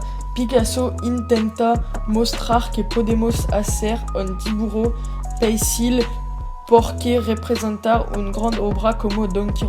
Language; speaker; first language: Spanish; non-native, learner; French